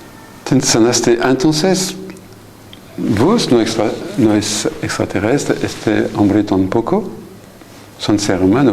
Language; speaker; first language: Spanish; non-native, fluent; French